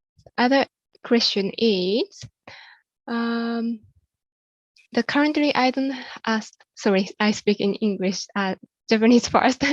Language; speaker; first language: English; non-native, fluent; Japanese